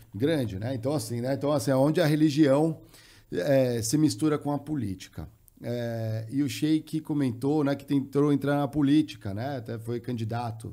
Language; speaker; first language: Portuguese; native; Portuguese